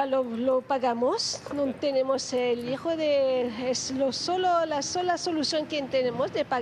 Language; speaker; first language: Spanish; non-native, learner; French